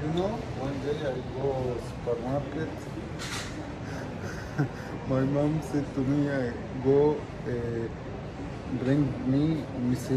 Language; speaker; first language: English; non-native, learner; Arabic